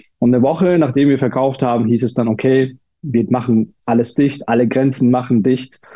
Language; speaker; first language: German; early bilingual, other home language; Turkish